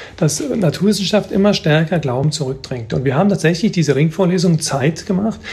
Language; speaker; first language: German; native; German